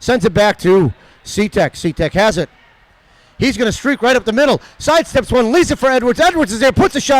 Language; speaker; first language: English; native; English